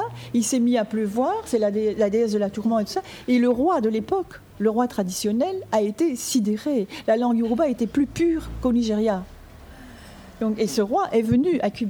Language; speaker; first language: French; native; French